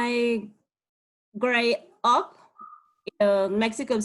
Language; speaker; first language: English; non-native, learner; Spanish